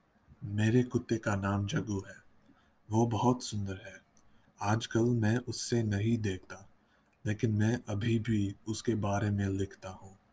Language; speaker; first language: Hindi; non-native, learner; English